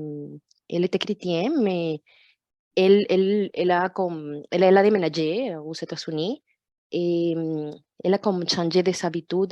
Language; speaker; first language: French; non-native, fluent; Portuguese